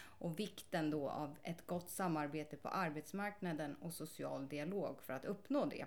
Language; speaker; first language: Swedish; native; Swedish